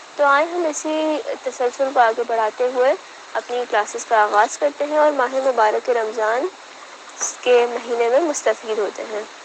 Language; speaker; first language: Urdu; native; Urdu